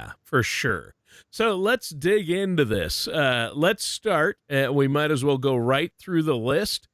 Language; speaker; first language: English; native; English